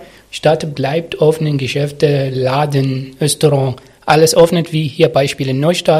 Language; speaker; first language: German; non-native, learner; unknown